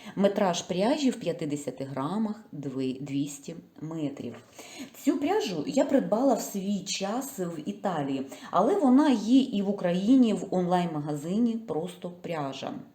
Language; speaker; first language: Ukrainian; non-native, local second language; Russian